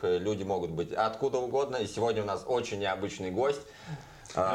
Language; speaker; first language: Russian; native; Russian